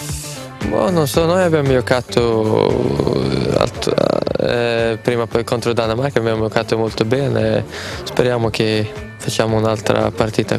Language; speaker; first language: Italian; non-native, fluent; Swedish